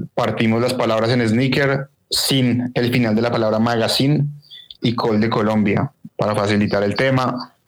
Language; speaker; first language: Spanish; native; Spanish